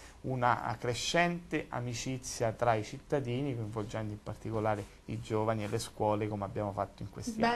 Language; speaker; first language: Italian; native; Italian